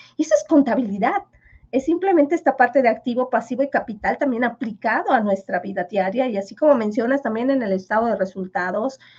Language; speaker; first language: Spanish; non-native, local second language; Yucateco